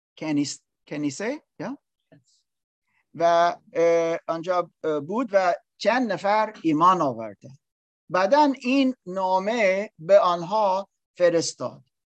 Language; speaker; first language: Persian; non-native, learner; English